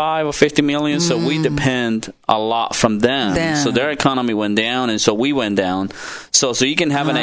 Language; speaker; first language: English; non-native, fluent; Spanish